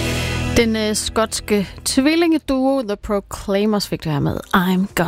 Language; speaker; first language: Danish; native; Danish